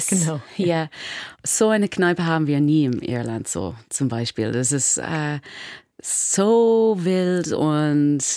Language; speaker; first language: German; non-native, fluent; English